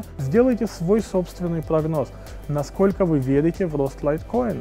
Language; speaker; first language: Russian; native; Russian